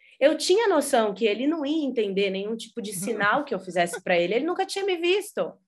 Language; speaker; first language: Portuguese; early bilingual, heritage; Portuguese